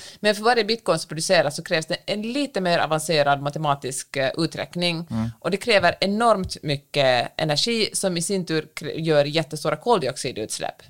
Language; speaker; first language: Swedish; native; Swedish